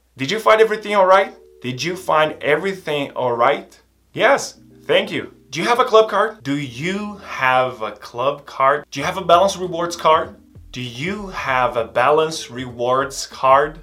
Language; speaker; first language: English; non-native, fluent; Portuguese